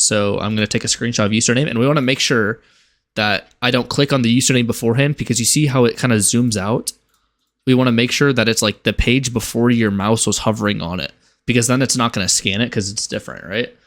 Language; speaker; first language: English; native; English